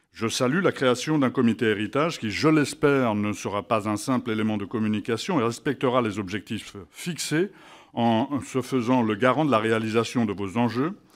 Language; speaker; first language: French; native; French